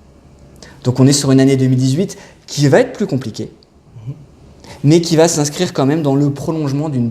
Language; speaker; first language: French; native; French